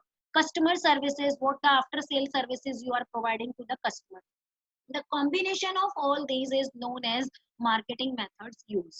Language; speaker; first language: English; non-native, local second language; Hindi